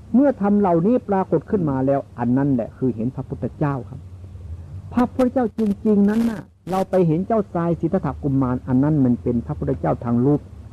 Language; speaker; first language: Thai; non-native, local second language; Northeastern Thai